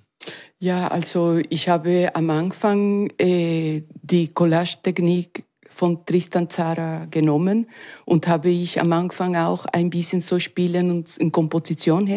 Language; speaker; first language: German; non-native, learner; Spanish